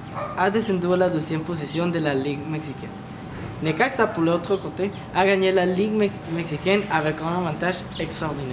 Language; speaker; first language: French; non-native, learner; Spanish